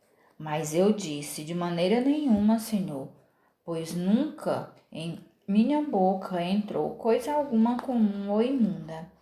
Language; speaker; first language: Portuguese; native; Portuguese